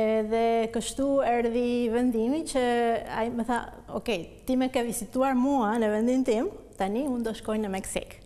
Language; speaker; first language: Albanian; non-native, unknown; Spanish